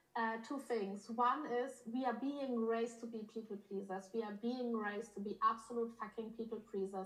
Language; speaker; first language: English; early bilingual, other home language; Polish